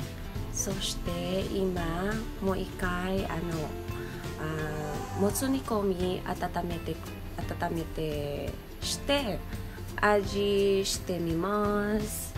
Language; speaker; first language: Japanese; non-native, fluent; Filipino